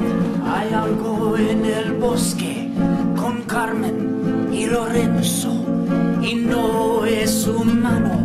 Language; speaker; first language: Spanish; non-native, learner; English